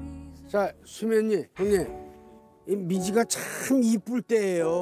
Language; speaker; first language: Korean; native; Korean